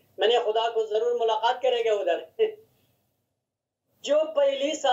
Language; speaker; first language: Hindi; non-native, learner; Hazaragi